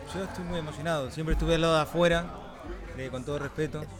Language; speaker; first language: Spanish; native; Spanish